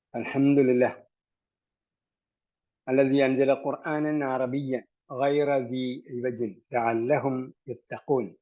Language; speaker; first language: Arabic; non-native, fluent; Malayalam